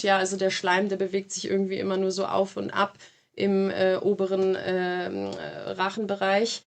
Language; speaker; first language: German; native; German